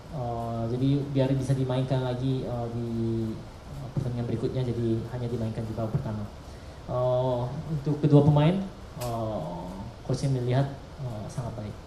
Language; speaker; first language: Indonesian; non-native, fluent; Korean